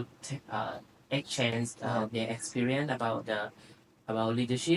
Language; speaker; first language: English; non-native, learner; Thai